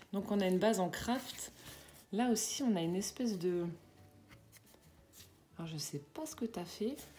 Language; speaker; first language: French; native; French